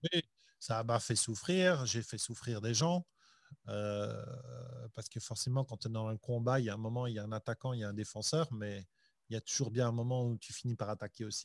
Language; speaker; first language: French; native; French